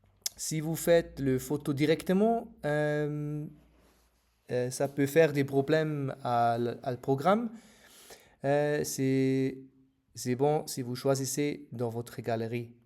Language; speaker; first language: French; non-native, fluent; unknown